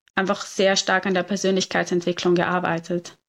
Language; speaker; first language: German; native; German